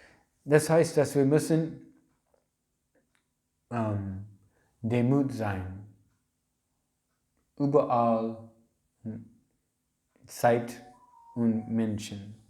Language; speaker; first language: German; non-native, learner; English